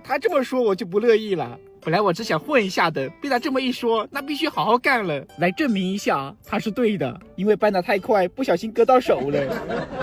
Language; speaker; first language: Chinese; native; Chinese